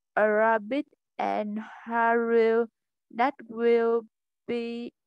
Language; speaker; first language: English; non-native, learner; Vietnamese